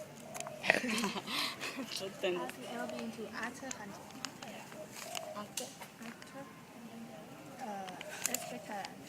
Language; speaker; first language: English; non-native, learner; Thai